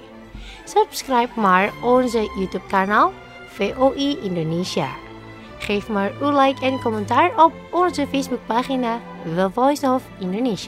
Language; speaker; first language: Dutch; non-native, learner; Indonesian